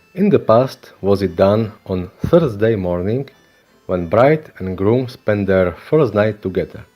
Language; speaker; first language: English; non-native, learner; Slovak